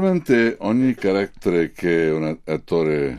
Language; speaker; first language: Italian; non-native, fluent; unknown